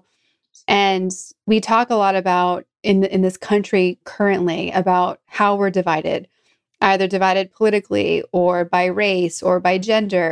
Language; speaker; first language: English; native; English